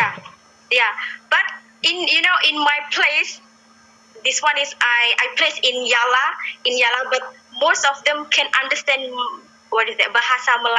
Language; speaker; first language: English; non-native, learner; Indonesian